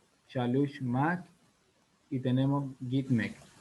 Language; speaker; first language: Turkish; non-native, learner; Spanish